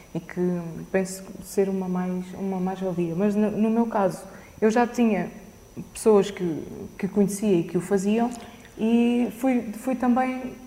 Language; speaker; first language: Portuguese; native; Portuguese